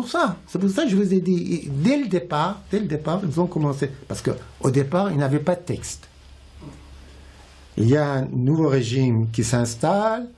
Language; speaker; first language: French; non-native, fluent; Persian